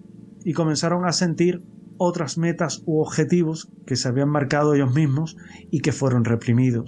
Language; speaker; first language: Spanish; native; Spanish